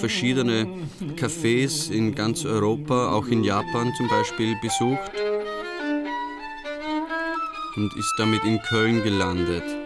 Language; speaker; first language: German; native; German